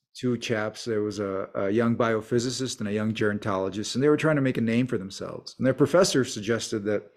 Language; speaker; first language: English; native; English